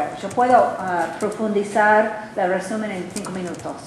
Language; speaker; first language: Spanish; non-native, learner; English